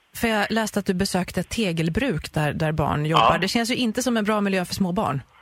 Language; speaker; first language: Swedish; native; Swedish